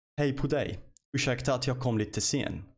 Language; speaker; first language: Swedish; non-native, fluent; Arabic